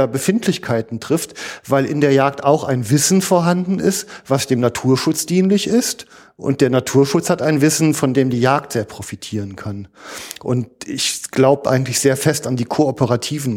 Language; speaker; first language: German; native; German